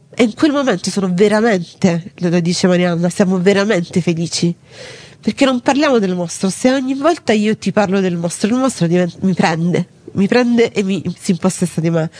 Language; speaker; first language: Italian; native; Italian